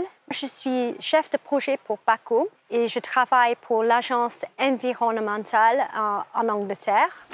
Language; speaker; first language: French; non-native, fluent; English